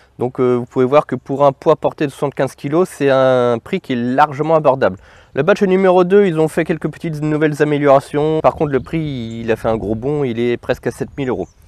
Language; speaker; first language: French; native; French